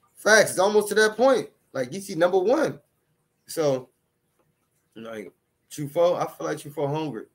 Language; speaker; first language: English; native; English